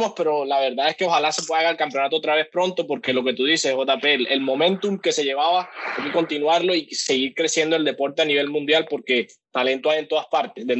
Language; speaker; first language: Spanish; native; Spanish